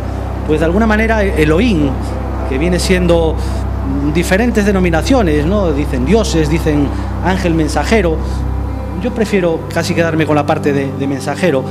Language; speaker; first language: Spanish; native; Spanish